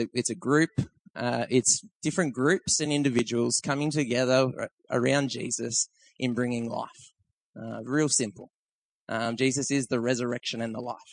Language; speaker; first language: English; native; English